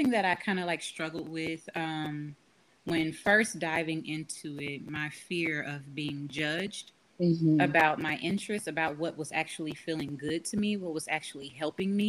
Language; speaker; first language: English; native; English